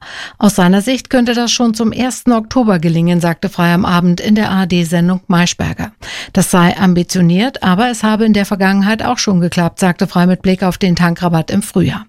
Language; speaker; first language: German; native; German